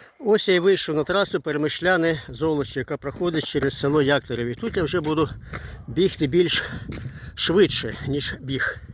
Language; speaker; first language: Ukrainian; non-native, local second language; Russian